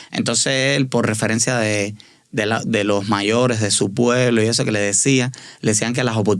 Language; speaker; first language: Spanish; native; Spanish